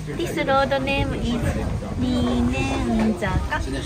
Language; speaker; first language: English; non-native, learner; Japanese